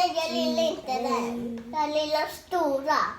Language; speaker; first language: Swedish; early bilingual, other home language; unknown